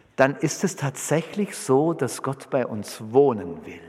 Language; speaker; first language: German; native; German